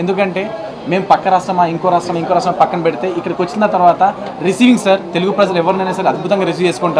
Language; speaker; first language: Telugu; native; Telugu